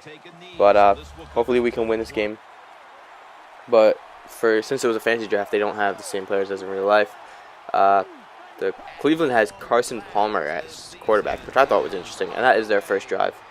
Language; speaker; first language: English; native; English